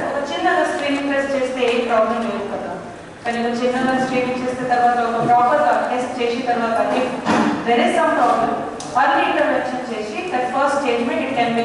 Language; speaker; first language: Telugu; non-native, local second language; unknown